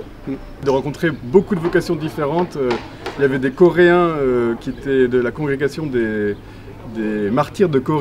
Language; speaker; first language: French; native; French